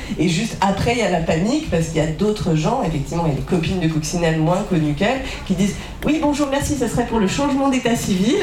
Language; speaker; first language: French; native; French